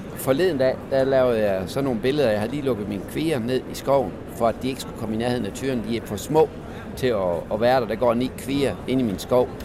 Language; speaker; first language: Danish; native; Danish